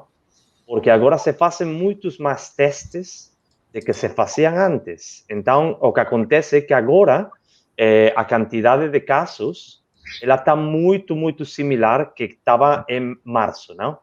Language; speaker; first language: Portuguese; non-native, learner; Spanish